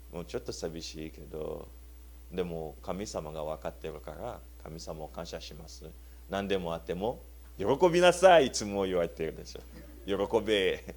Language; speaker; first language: Japanese; non-native, learner; Luba-Lulua